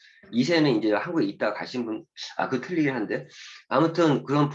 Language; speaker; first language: Korean; native; Korean